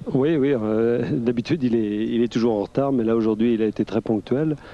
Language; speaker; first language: French; native; French